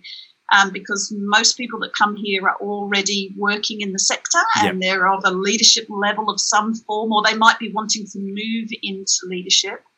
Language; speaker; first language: English; native; English